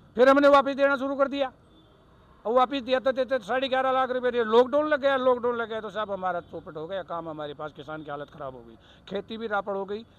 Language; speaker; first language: Hindi; native; Hindi